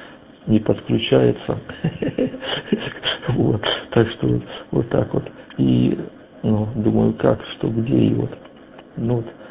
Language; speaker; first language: Russian; native; Russian